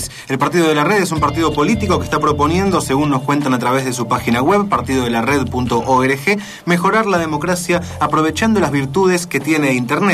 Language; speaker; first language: Spanish; native; Spanish